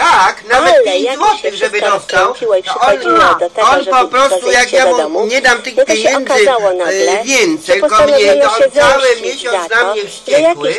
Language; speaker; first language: Polish; native; Polish